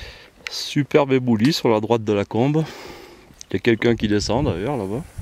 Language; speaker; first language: French; native; French